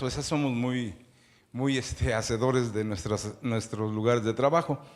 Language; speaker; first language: Spanish; native; Spanish